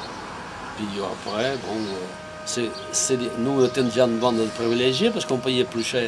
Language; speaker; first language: French; non-native, fluent; Portuguese